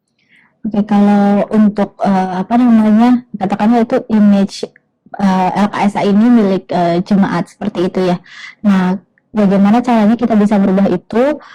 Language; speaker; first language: Indonesian; native; Indonesian